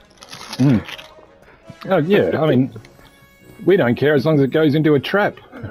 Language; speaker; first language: English; native; English